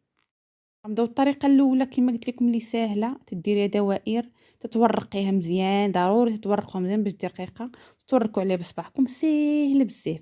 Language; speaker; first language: Arabic; native; Arabic